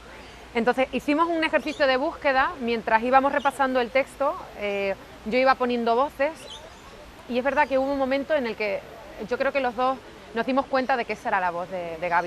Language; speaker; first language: Spanish; native; Spanish